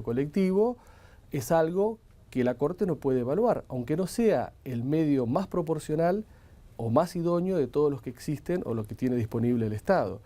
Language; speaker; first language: Spanish; native; Spanish